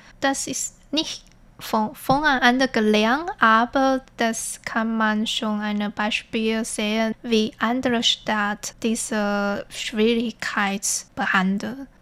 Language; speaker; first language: German; non-native, fluent; Chinese